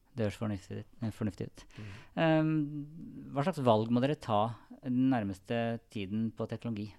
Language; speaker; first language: Norwegian; native; Norwegian